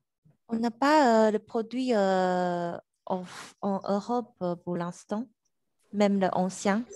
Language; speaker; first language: French; non-native, learner; Chinese